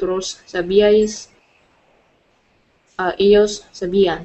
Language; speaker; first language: Spanish; non-native, learner; Vietnamese